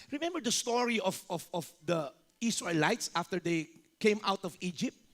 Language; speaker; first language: English; non-native, local second language; Filipino